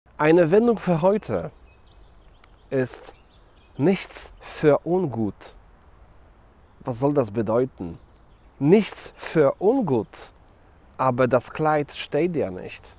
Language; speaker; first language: German; non-native, fluent; Polish